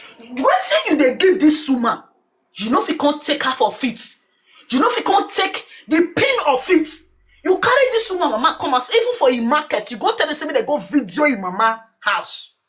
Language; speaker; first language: Nigerian Pidgin; native; Nigerian Pidgin